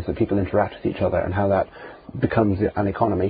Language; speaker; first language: English; native; English